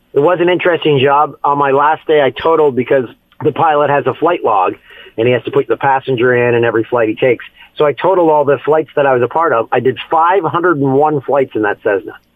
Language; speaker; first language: English; native; English